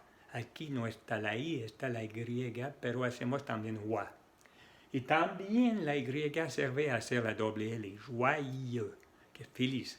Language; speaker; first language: Spanish; non-native, fluent; French